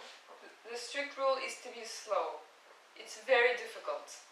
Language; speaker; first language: English; non-native, fluent; Turkish